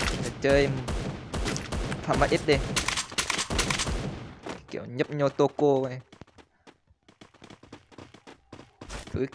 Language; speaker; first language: Vietnamese; native; Vietnamese